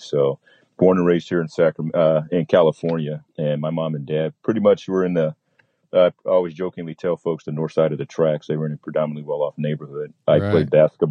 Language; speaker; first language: English; native; English